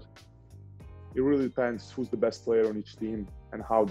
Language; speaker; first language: English; non-native, fluent; Italian